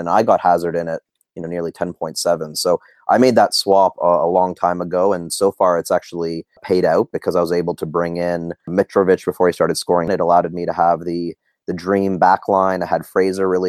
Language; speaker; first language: English; native; English